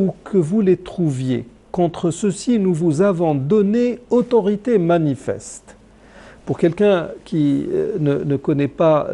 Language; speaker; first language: French; non-native, local second language; Arabic